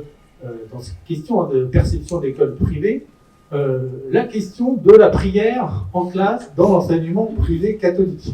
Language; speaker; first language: French; native; French